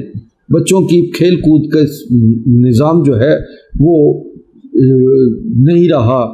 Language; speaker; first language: Urdu; native; Urdu